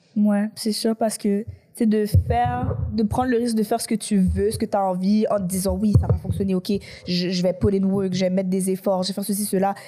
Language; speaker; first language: French; native; French